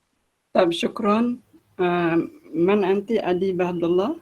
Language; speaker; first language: Arabic; non-native, fluent; Malay